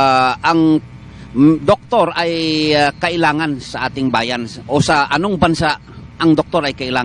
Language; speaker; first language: Filipino; native; Filipino